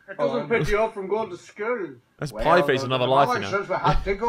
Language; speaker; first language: English; native; English